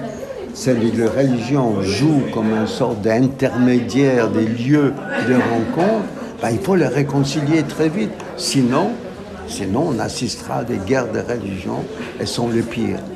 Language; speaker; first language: French; non-native, fluent; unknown